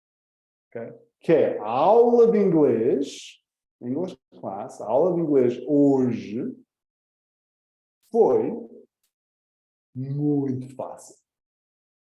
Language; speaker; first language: Portuguese; early bilingual, heritage; Portuguese